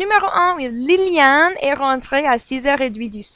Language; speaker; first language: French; non-native, fluent; English